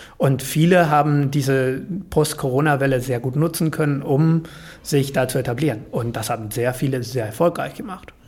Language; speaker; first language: German; non-native, fluent; Spanish